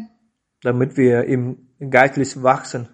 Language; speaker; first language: German; non-native, local second language; Vietnamese